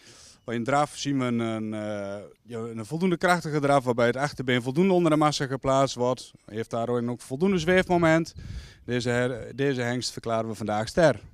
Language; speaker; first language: Dutch; native; Dutch